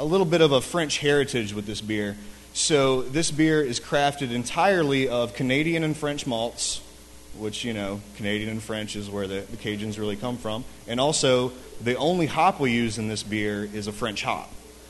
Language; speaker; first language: English; native; English